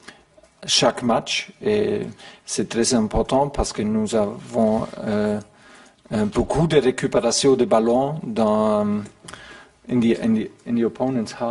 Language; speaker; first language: French; non-native, learner; German